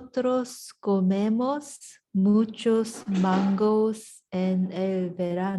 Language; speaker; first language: Spanish; non-native, learner; English